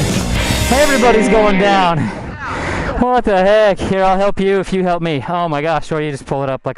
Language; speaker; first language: English; native; English